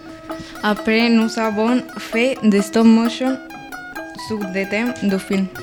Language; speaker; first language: French; non-native, learner; Spanish